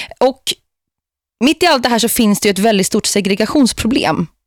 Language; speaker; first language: Swedish; native; Swedish